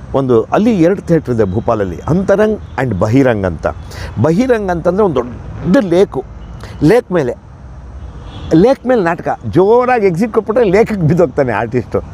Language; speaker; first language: Kannada; non-native, local second language; Marathi